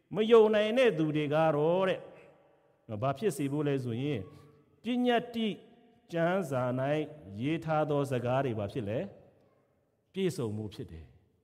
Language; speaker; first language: Burmese; non-native, local second language; Kachin